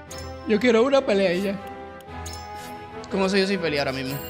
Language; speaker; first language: Spanish; native; Spanish